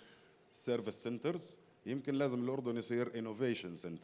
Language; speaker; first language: Arabic; native; Arabic